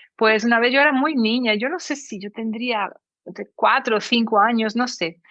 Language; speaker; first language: Spanish; early bilingual, heritage; Portuguese